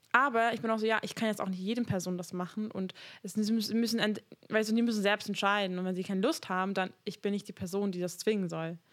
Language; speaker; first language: German; non-native, fluent; Hungarian